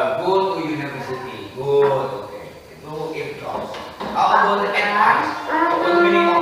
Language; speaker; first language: English; non-native, learner; Indonesian